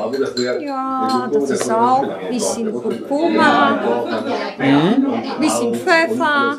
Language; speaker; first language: German; non-native, learner; Polish